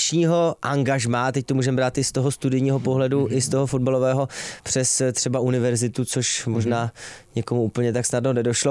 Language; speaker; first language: Czech; native; Czech